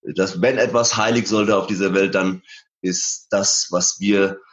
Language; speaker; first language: German; early bilingual, other home language; Persian